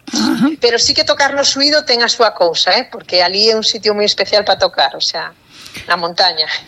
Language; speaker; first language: Galician; native; Galician